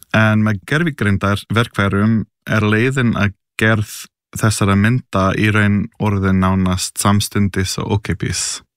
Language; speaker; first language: Icelandic; non-native, fluent; English